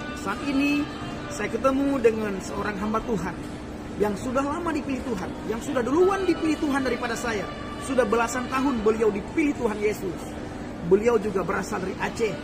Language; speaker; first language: Indonesian; non-native, local second language; Achinese